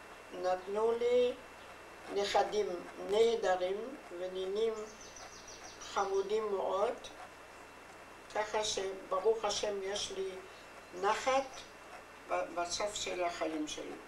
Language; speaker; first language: Hebrew; non-native, fluent; German